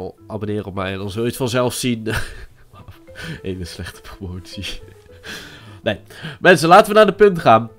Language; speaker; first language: Dutch; native; Dutch